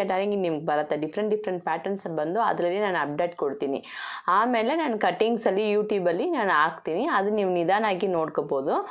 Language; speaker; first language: Kannada; non-native, local second language; Tamil